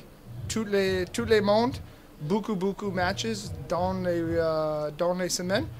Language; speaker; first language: French; non-native, learner; English